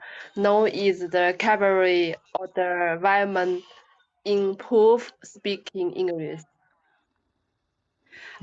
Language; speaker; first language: English; non-native, learner; Chinese